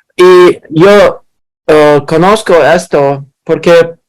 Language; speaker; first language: Spanish; non-native, learner; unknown